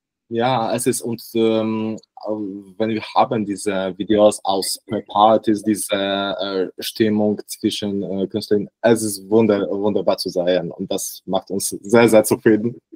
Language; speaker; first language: German; non-native, learner; Polish